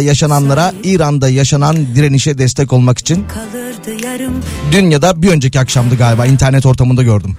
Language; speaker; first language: Turkish; native; Turkish